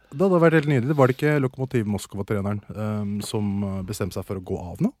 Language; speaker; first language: Norwegian; early bilingual, other home language; Persian